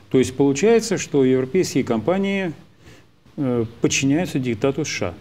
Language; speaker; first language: Russian; native; Russian